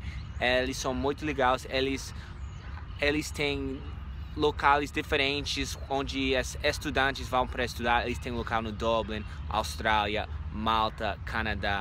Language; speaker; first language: Portuguese; non-native, fluent; English